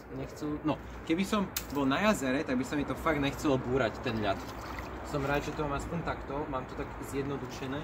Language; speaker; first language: Slovak; native; Slovak